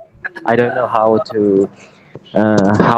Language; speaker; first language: English; non-native, learner; Indonesian